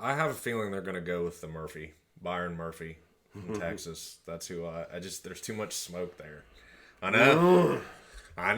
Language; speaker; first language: English; native; English